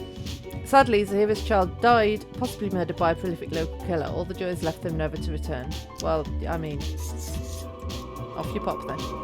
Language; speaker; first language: English; native; English